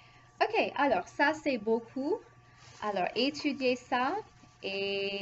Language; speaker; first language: French; non-native, fluent; English